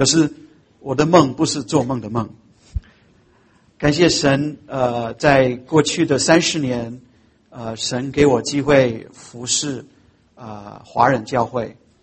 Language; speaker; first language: Chinese; non-native, fluent; English